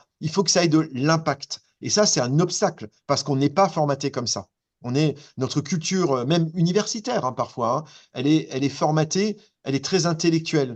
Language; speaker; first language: French; native; French